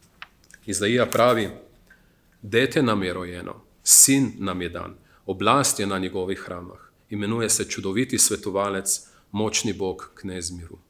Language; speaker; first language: Slovenian; native; Slovenian